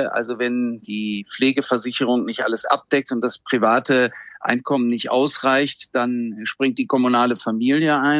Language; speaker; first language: German; native; German